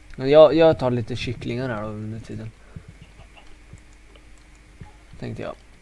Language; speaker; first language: Swedish; native; Swedish